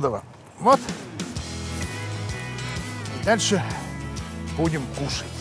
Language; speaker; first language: Russian; non-native, fluent; Finnish